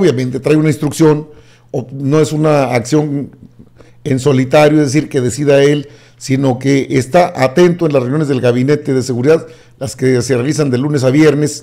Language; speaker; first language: Spanish; native; Spanish